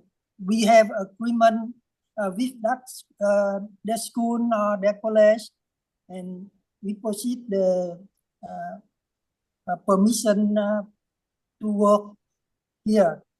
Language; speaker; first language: English; non-native, learner; Vietnamese